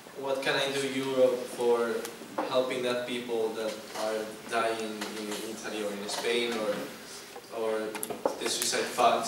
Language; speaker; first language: English; non-native, learner; Spanish